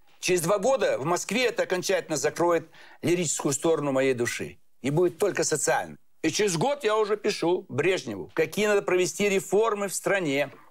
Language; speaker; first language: Russian; native; Russian